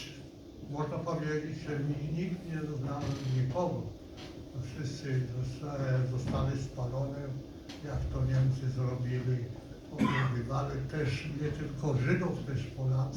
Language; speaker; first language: Polish; non-native, local second language; Yiddish